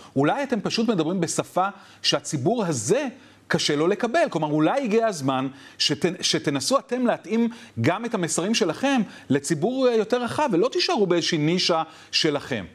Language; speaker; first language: Hebrew; native; Hebrew